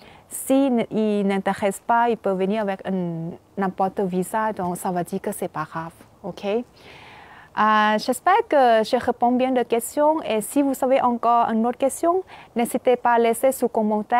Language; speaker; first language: French; non-native, fluent; Thai